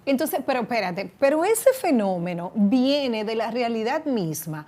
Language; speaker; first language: Spanish; native; Spanish